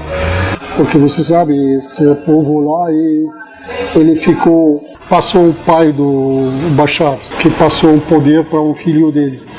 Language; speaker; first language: Portuguese; non-native, fluent; Arabic